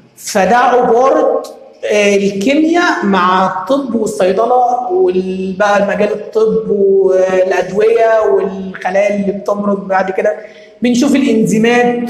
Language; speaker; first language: Arabic; native; Arabic